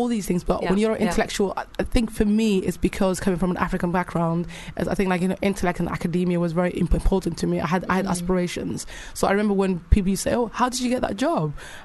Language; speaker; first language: English; native; English